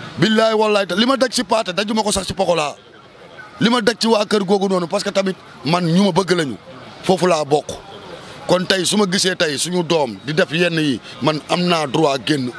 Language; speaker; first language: Wolof; native; Wolof